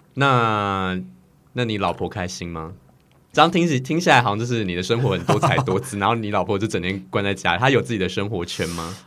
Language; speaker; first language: Chinese; native; Chinese